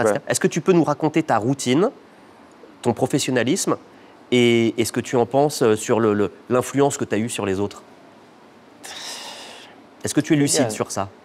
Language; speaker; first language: French; native; French